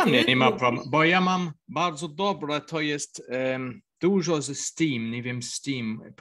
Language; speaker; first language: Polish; non-native, learner; English